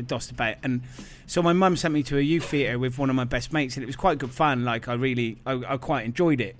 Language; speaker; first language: English; native; English